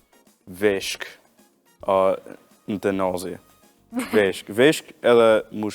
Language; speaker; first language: Albanian; non-native, learner; English